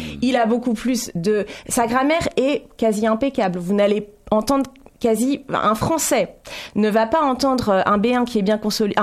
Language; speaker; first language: French; native; French